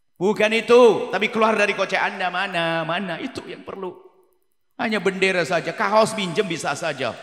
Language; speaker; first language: Indonesian; native; Indonesian